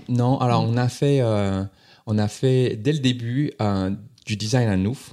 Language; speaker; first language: French; non-native, fluent; Cantonese